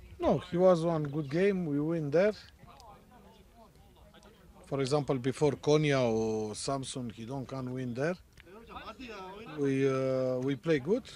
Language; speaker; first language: English; non-native, learner; Romanian